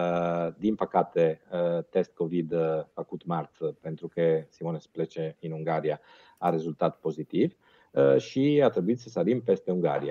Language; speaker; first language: Romanian; non-native, fluent; Italian